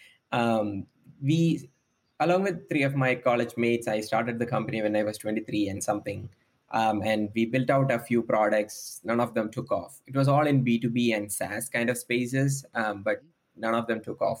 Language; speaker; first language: English; non-native, local second language; Malayalam